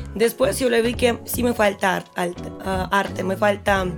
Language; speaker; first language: Spanish; non-native, fluent; Russian